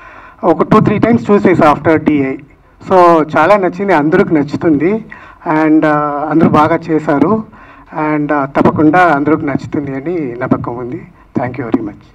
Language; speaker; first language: Telugu; non-native, learner; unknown